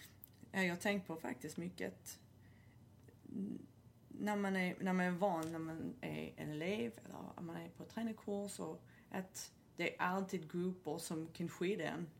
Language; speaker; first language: Swedish; non-native, fluent; English